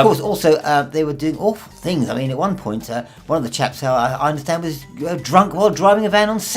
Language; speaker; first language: English; native; English